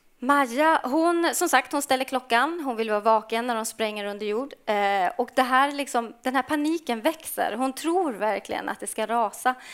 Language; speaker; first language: Swedish; native; Swedish